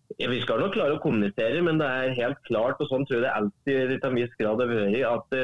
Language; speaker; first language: Norwegian; native; Norwegian